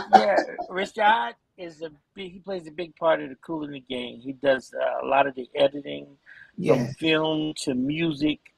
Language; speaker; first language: English; native; English